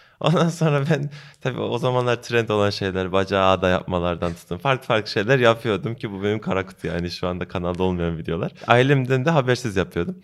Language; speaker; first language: Turkish; early bilingual, heritage; Turkish